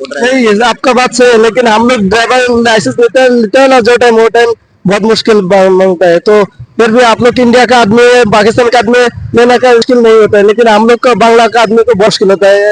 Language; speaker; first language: Hindi; non-native, local second language; Bangla